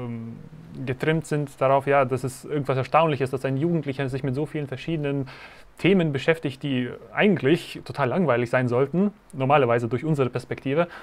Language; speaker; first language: German; native; German